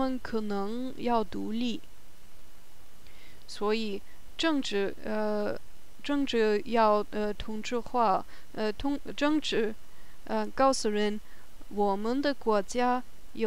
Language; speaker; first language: Chinese; non-native, learner; German